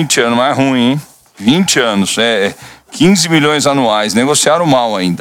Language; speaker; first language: Portuguese; native; Portuguese